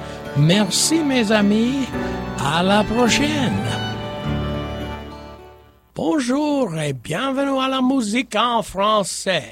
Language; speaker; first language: French; non-native, learner; English